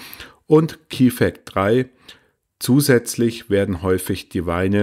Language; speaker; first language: German; native; German